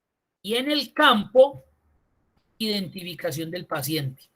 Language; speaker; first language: Spanish; native; Spanish